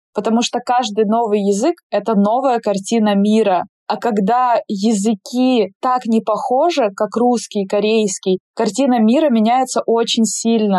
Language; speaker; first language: Russian; native; Russian